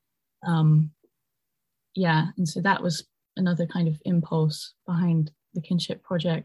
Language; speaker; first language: English; native; English